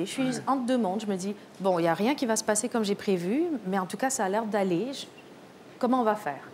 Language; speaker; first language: French; native; French